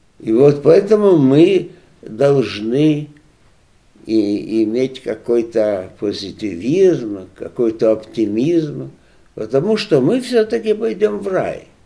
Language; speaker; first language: Russian; non-native, local second language; Lithuanian